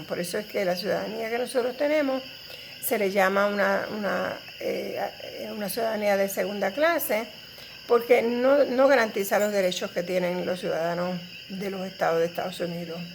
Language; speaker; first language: Spanish; native; Spanish